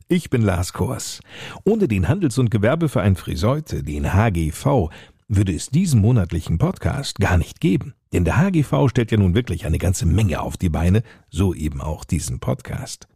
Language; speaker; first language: German; native; German